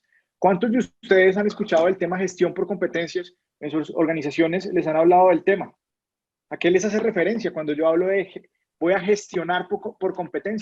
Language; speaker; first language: Spanish; native; Spanish